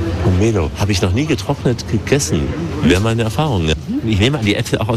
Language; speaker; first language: German; native; German